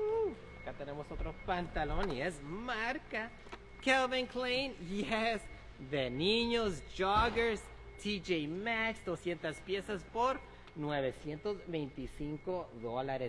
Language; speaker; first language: Spanish; early bilingual, heritage; Spanish